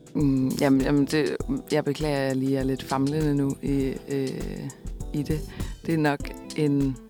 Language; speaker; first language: Danish; native; Danish